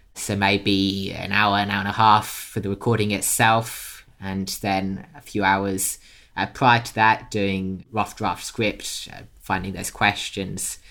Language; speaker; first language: English; native; English